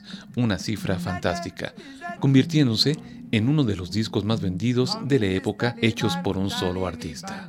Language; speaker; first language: Spanish; native; Spanish